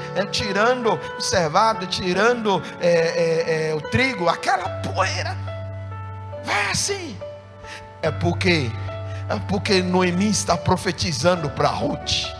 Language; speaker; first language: Portuguese; non-native, fluent; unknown